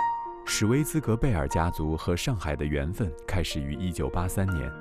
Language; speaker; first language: Chinese; native; Chinese